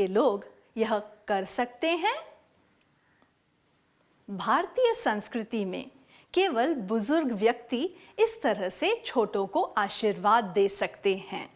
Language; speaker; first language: Hindi; native; Hindi